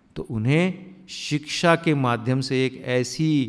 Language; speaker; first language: Hindi; native; Hindi